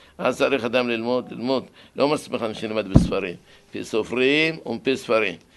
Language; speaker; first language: Hebrew; non-native, fluent; Arabic